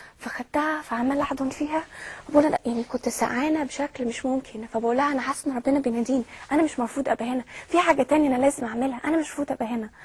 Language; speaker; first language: Arabic; early bilingual, heritage; Arabic